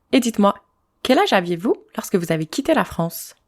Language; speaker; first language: French; native; French